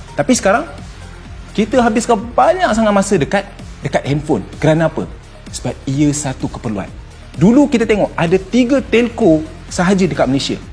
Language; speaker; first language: Malay; native; Malay